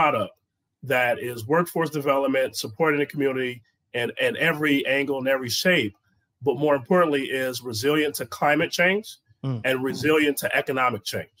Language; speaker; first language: English; native; English